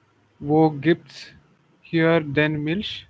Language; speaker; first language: German; non-native, learner; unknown